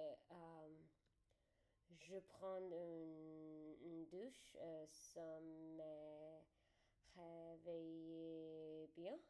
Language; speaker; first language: French; non-native, learner; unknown